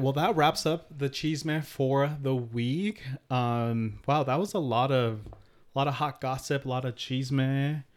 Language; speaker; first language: English; early bilingual, other home language; Spanish